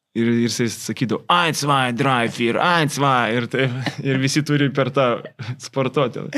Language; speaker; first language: Lithuanian; native; Lithuanian